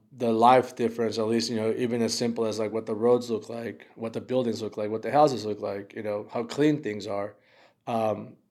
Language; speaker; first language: English; early bilingual, other home language; Spanish